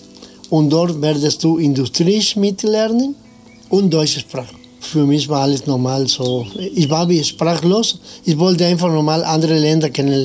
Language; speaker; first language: German; non-native, learner; Spanish